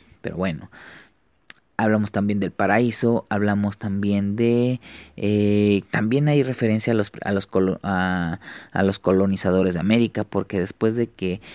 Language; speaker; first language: Spanish; native; Spanish